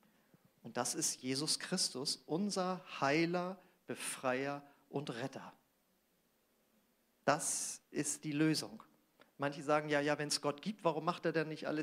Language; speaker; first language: German; native; German